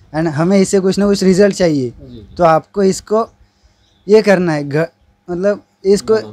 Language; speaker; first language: Hindi; non-native, local second language; Marathi